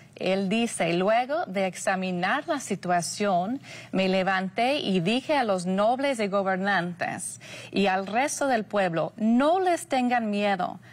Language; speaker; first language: Spanish; non-native, fluent; English